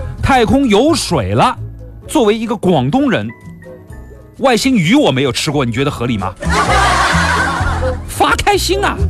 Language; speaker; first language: Chinese; native; Chinese